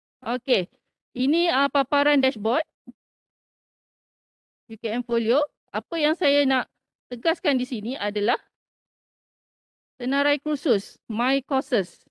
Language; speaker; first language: Malay; native; Malay